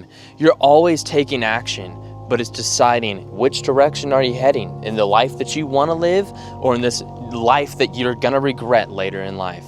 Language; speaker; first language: English; native; English